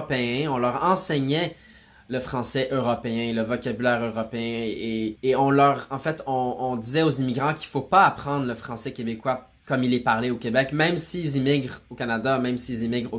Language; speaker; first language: French; native; French